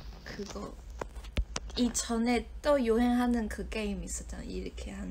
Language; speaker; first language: Korean; non-native, fluent; Chinese